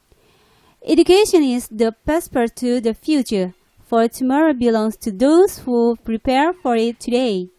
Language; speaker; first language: English; non-native, learner; Indonesian